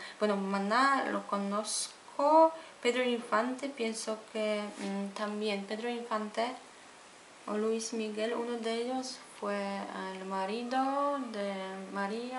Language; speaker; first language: Spanish; non-native, fluent; Polish